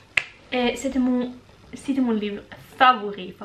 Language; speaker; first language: French; non-native, learner; Norwegian